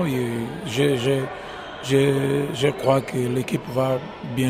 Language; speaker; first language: French; non-native, fluent; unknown